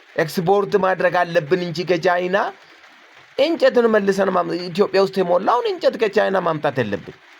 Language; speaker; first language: Amharic; non-native, local second language; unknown